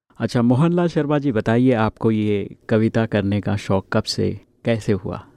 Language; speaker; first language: Hindi; native; Hindi